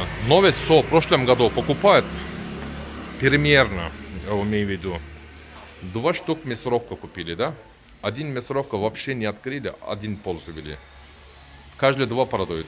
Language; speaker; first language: Russian; non-native, learner; Turkish